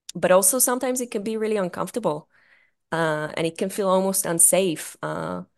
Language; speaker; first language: English; non-native, fluent; Hebrew